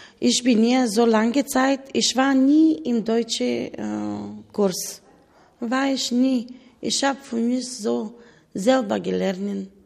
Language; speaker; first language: German; non-native, learner; Bulgarian